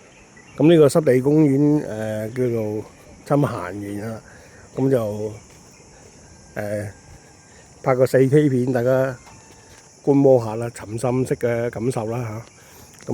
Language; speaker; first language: Chinese; native; Chinese